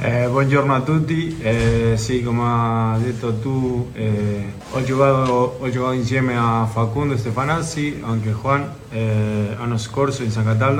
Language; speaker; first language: Italian; non-native, learner; Spanish